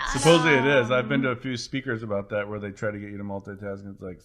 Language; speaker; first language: English; native; English